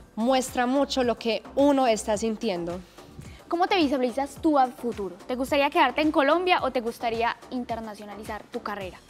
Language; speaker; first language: Spanish; early bilingual, heritage; English